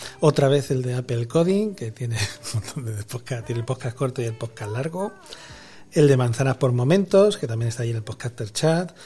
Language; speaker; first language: Spanish; native; Spanish